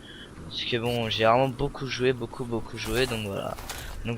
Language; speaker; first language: French; native; French